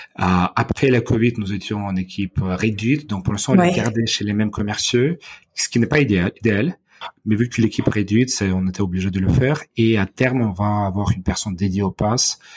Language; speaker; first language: French; non-native, fluent; Ukrainian